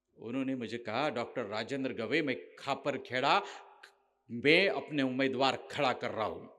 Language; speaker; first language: Hindi; non-native, local second language; Marathi